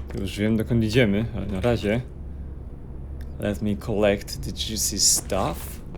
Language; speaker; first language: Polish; native; Polish